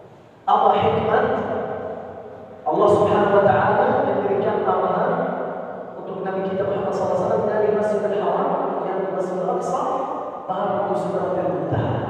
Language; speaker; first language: Indonesian; non-native, learner; Arabic